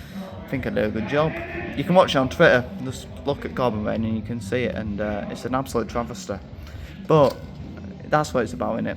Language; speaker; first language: English; native; English